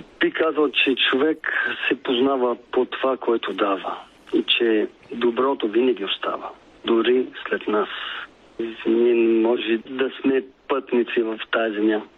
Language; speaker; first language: Bulgarian; non-native, fluent; Italian